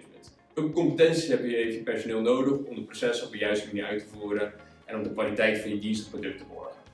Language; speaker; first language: Dutch; native; Dutch